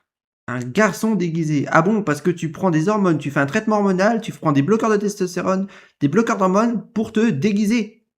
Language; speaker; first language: French; native; French